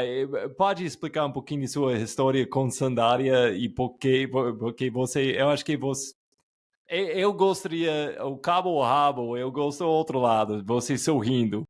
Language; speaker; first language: Portuguese; non-native, fluent; English